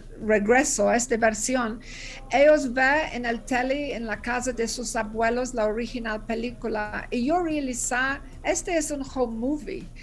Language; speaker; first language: Spanish; non-native, learner; English